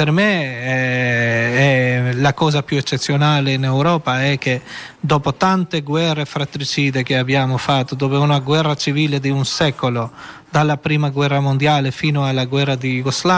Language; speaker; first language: Italian; non-native, fluent; Albanian